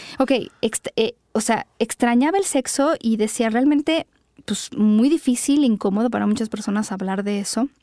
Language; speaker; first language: Spanish; native; Spanish